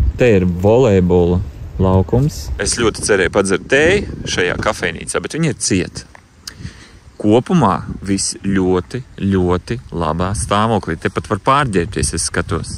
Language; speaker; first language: Latvian; non-native, local second language; Russian